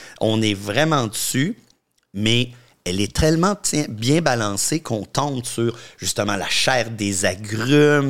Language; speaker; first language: French; native; French